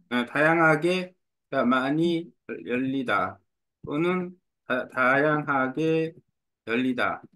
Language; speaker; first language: Korean; native; Korean